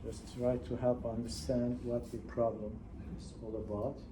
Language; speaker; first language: English; non-native, fluent; Turkish